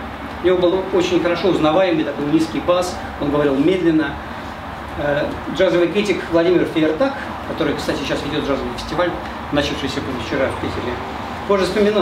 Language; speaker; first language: Russian; native; Russian